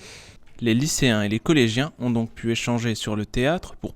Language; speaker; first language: French; native; French